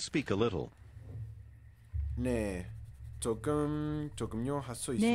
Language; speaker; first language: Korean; non-native, learner; English